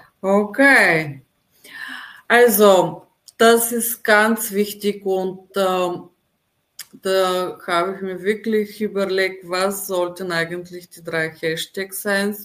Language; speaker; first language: German; non-native, fluent; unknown